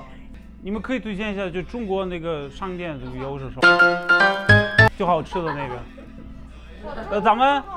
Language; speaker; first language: Chinese; non-native, fluent; Russian